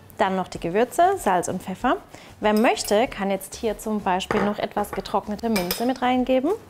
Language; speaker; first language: German; early bilingual, other home language; Turkish